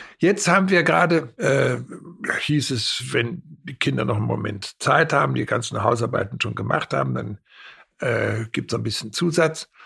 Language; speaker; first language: German; native; German